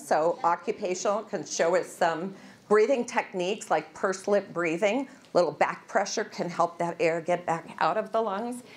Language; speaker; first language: English; native; English